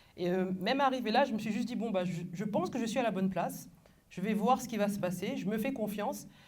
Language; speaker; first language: French; early bilingual, other home language; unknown